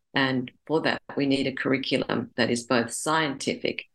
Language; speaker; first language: English; native; English